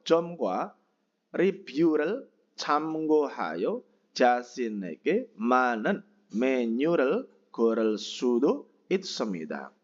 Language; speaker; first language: Korean; non-native, fluent; Indonesian